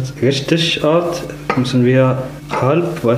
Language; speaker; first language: German; non-native, learner; Arabic